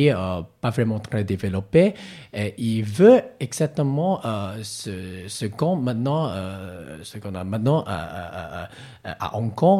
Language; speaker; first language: French; non-native, learner; Cantonese